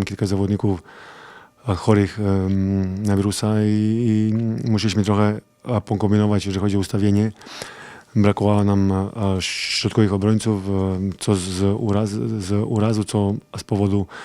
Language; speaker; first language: Polish; non-native, fluent; Serbian